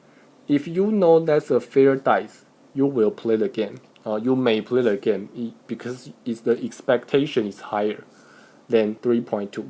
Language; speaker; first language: English; non-native, fluent; Chinese